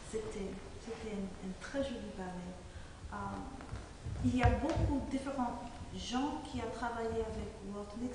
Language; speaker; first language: French; non-native, fluent; English